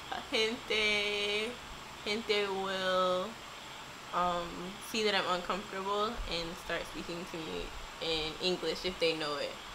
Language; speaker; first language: English; native; English